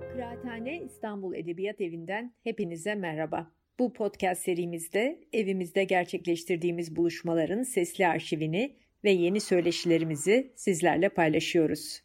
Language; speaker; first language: Turkish; native; Turkish